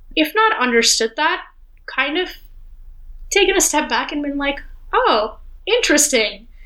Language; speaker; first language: English; non-native, local second language; Hindi